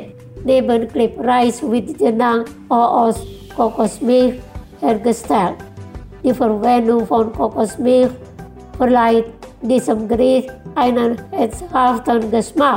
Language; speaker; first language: German; non-native, fluent; Indonesian